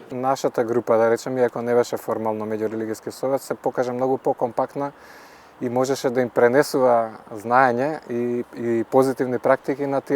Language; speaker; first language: Macedonian; native; Macedonian